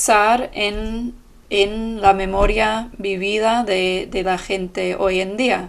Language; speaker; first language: Spanish; non-native, fluent; English